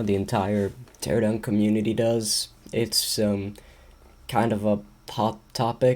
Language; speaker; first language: English; native; English